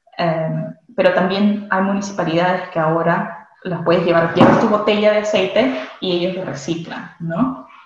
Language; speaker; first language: Spanish; native; Spanish